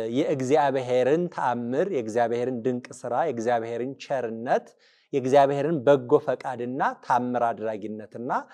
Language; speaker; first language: Amharic; native; Amharic